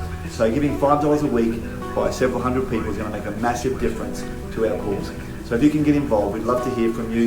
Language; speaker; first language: English; native; English